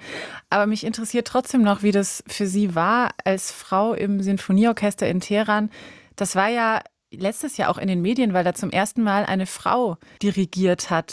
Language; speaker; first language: German; native; German